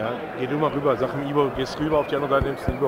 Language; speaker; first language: German; native; German